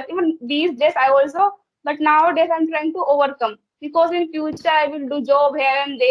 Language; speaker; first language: English; non-native, learner; Hindi